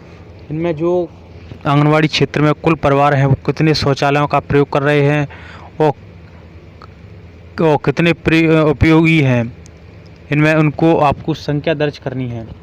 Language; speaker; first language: Hindi; native; Hindi